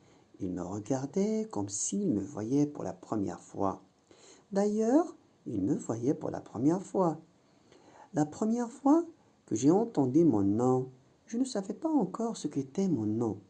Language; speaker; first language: French; non-native, local second language; Arabic